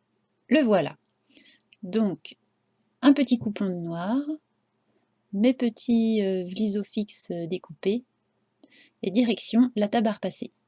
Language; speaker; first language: French; native; French